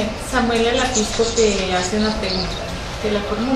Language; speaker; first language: Spanish; native; Spanish